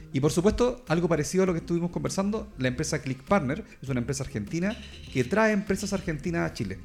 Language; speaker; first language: Spanish; native; Spanish